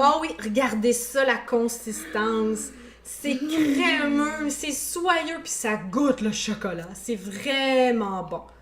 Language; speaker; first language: French; native; French